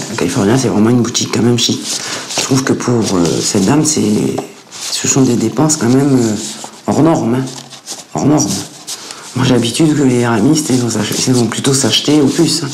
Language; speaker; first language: French; native; French